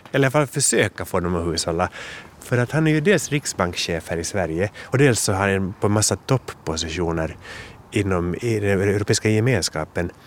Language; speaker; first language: Swedish; native; Swedish